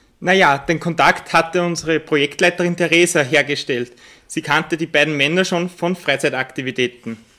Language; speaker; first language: German; native; German